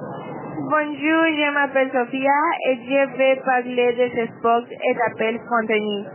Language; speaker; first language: French; non-native, learner; Spanish